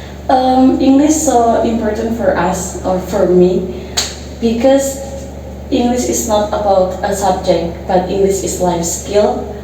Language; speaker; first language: English; non-native, learner; Indonesian